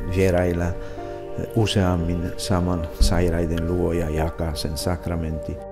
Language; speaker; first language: Finnish; non-native, fluent; Polish